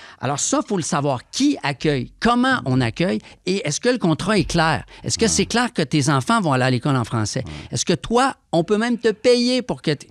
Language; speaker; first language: French; native; French